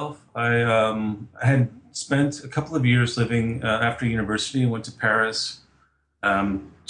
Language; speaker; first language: English; native; English